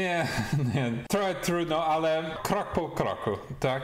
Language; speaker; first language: Polish; non-native, learner; English